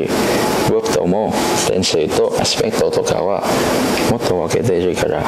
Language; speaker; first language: Japanese; non-native, learner; Cantonese